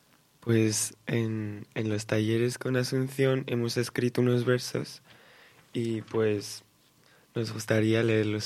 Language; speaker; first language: Spanish; early bilingual, heritage; Spanish